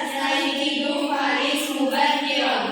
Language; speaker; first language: Arabic; non-native, learner; Indonesian